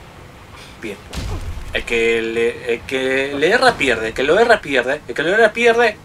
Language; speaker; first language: Spanish; native; Spanish